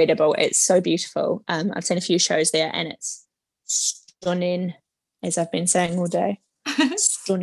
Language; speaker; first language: English; native; English